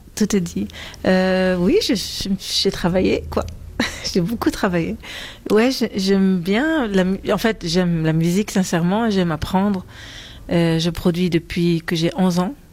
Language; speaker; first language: French; early bilingual, heritage; French